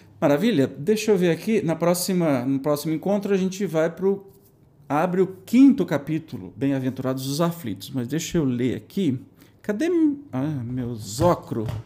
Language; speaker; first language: Portuguese; native; Portuguese